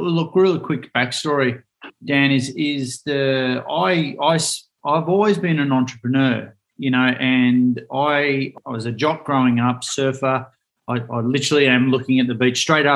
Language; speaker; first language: English; native; English